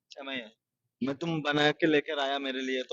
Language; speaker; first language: Hindi; non-native, learner; Bangla